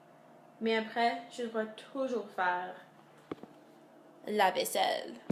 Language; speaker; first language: French; non-native, local second language; English